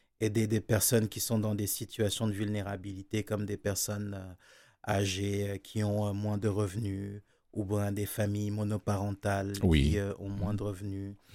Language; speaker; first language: French; non-native, local second language; Wolof